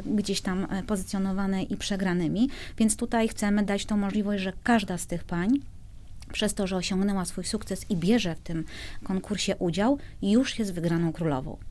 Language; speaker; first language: Polish; native; Polish